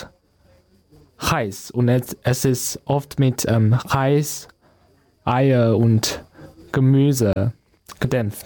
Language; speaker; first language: German; non-native, learner; Chinese